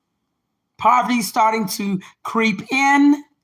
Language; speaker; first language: English; native; English